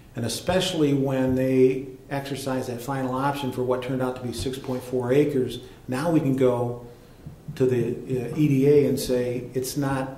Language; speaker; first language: English; native; English